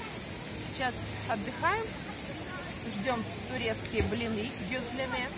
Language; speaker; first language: Russian; native; Russian